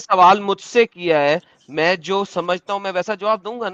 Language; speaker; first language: Hindi; native; Hindi